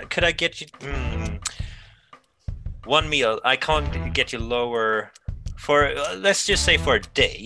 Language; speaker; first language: English; non-native, fluent; Swedish